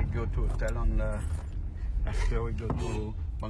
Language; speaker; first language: English; non-native, learner; French